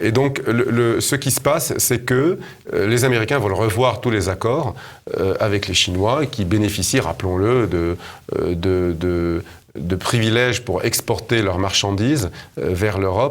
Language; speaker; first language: French; native; French